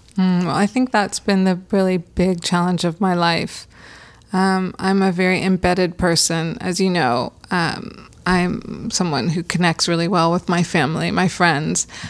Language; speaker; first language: English; native; English